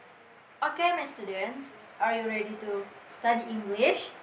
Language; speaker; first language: English; non-native, learner; Indonesian